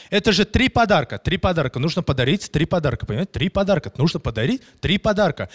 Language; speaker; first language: Russian; native; Russian